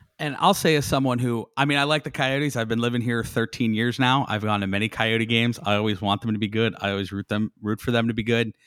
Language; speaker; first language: English; native; English